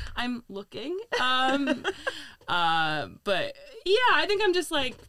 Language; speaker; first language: English; native; English